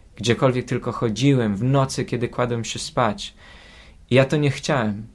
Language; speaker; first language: Polish; early bilingual, heritage; Polish